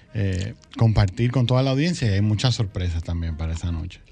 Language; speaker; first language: Spanish; native; Spanish